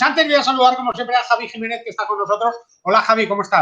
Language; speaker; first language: Spanish; native; Spanish